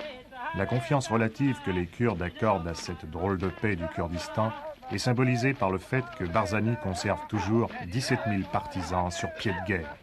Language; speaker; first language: French; native; French